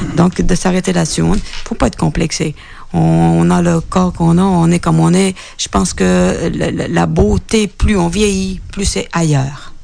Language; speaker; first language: French; native; French